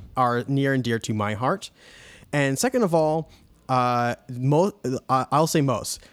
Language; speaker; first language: English; native; English